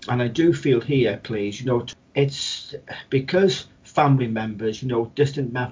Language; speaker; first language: English; native; English